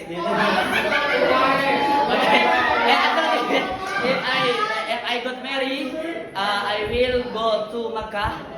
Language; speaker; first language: English; non-native, learner; Indonesian